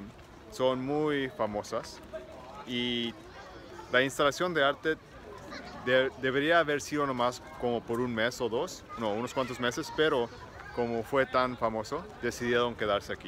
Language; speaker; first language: Spanish; early bilingual, heritage; Spanish